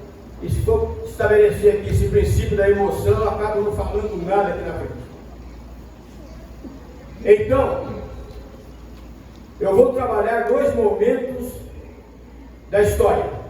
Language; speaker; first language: Portuguese; native; Portuguese